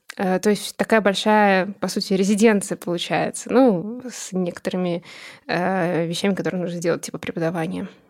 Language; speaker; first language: Russian; native; Russian